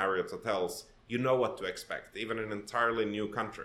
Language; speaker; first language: English; non-native, fluent; Swedish